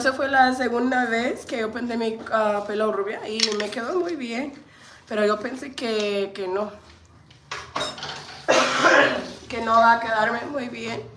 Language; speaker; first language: Spanish; non-native, learner; English